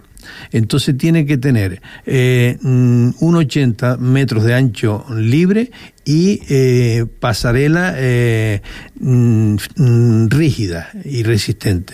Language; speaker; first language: Spanish; native; Spanish